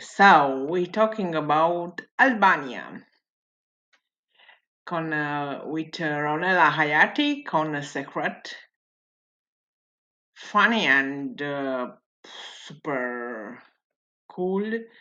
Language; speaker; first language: English; non-native, learner; Italian